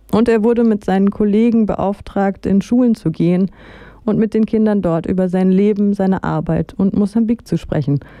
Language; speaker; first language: German; native; German